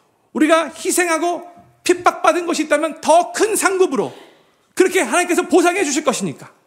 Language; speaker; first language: Korean; native; Korean